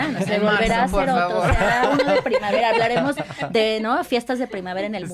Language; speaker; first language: Spanish; native; Spanish